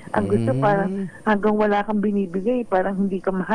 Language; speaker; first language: Filipino; native; Filipino